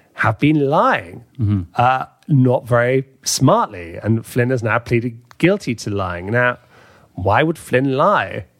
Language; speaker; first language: English; native; English